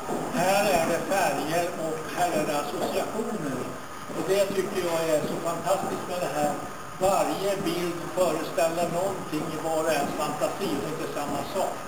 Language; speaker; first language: Swedish; native; Swedish